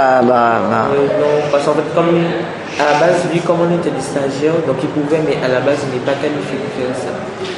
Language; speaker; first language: French; native; French